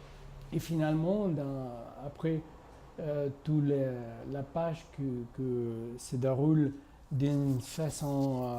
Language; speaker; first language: French; non-native, fluent; Spanish